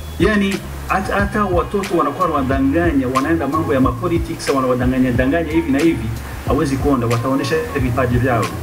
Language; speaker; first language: Swahili; non-native, local second language; Rundi